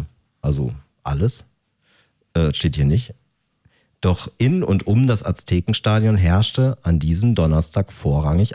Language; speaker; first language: German; native; German